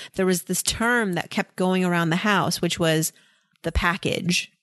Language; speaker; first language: English; native; English